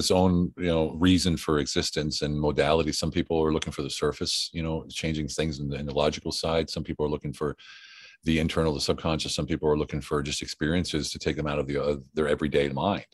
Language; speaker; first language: English; native; English